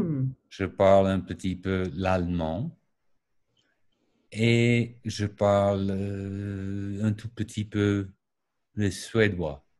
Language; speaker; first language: French; non-native, learner; English